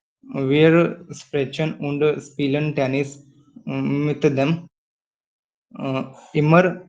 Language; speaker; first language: German; non-native, learner; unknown